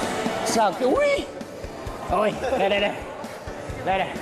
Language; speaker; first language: Vietnamese; non-native, learner; English